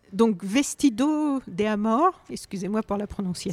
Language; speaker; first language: French; native; French